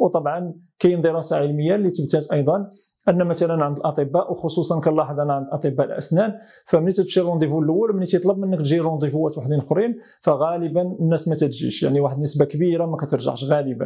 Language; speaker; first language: Arabic; native; Arabic